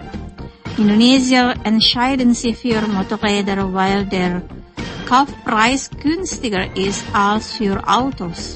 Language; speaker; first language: German; non-native, fluent; Indonesian